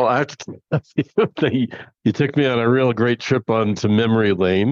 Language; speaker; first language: English; native; English